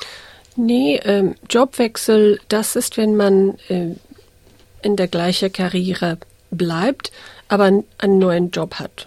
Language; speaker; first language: German; early bilingual, heritage; English